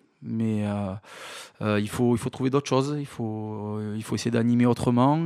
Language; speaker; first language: French; native; French